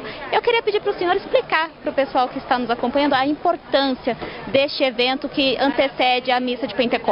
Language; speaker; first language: Portuguese; native; Portuguese